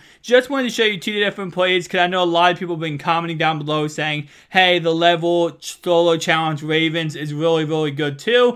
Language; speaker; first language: English; native; English